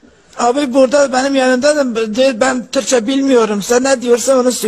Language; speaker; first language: Turkish; non-native, learner; Arabic